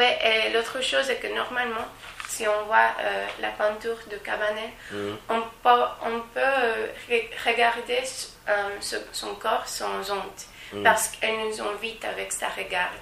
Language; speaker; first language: French; non-native, learner; Spanish